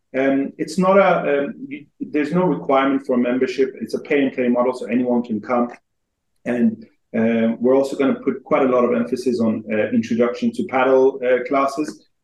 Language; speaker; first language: English; non-native, fluent; Persian